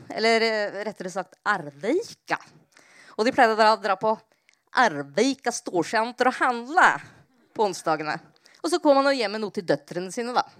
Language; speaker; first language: Norwegian; native; Norwegian